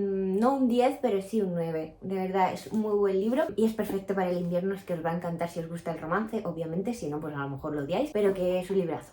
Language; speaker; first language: Spanish; native; Spanish